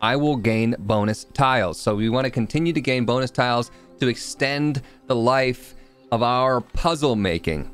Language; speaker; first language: English; native; English